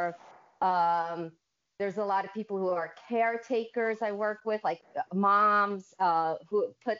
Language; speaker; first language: English; native; English